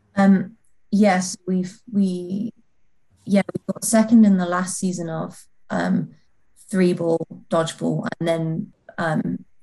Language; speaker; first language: English; native; English